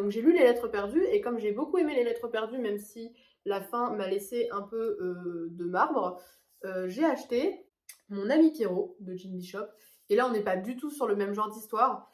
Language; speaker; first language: French; native; French